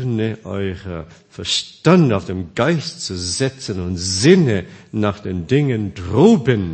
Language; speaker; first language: German; non-native, fluent; Korean